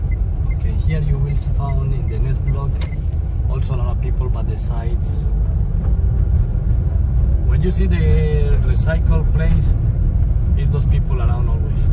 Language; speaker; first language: English; non-native, fluent; Spanish